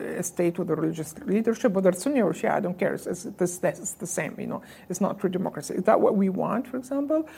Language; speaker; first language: English; non-native, fluent; Arabic